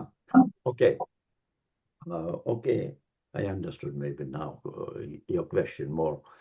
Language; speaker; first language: English; non-native, learner; Lithuanian